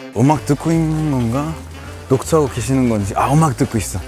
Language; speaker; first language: Korean; non-native, fluent; Spanish